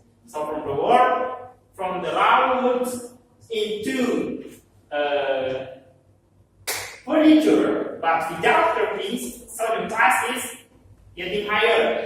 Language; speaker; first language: English; non-native, learner; Indonesian